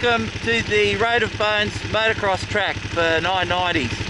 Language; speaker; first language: English; native; English